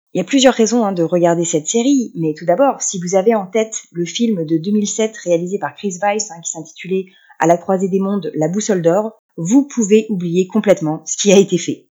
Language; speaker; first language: French; native; French